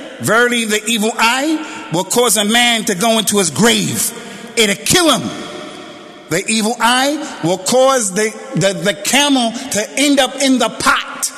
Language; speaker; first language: English; native; English